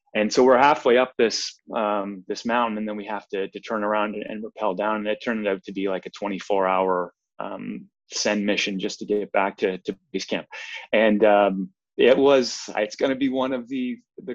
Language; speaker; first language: English; native; English